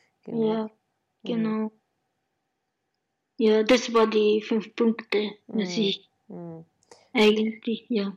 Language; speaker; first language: German; non-native, learner; Japanese